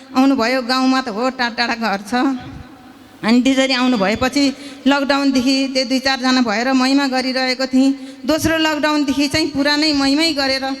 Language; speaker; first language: Nepali; native; Nepali